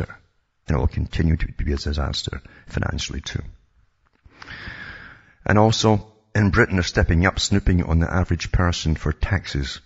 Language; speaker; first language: English; native; English